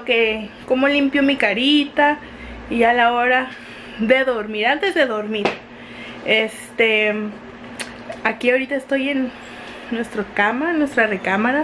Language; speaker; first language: Spanish; native; Spanish